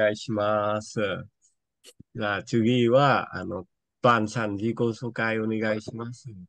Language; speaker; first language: Japanese; non-native, fluent; Vietnamese